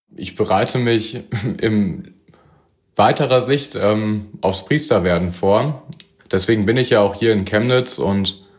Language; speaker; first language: German; native; German